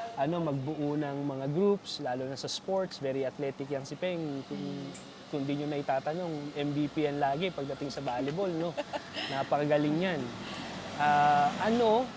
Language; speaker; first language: Filipino; native; Filipino